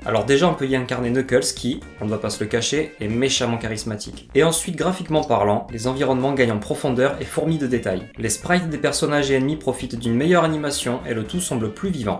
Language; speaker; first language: French; native; French